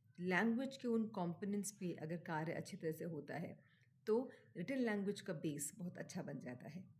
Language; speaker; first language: Hindi; native; Hindi